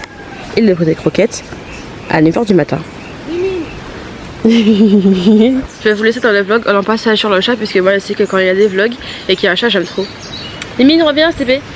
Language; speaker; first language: French; native; French